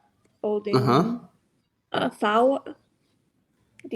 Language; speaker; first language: Danish; non-native, learner; English